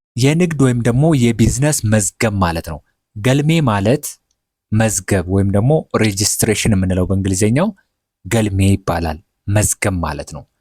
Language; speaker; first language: Amharic; non-native, local second language; Oromo